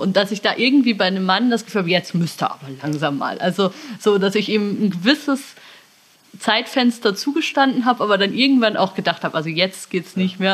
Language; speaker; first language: German; native; German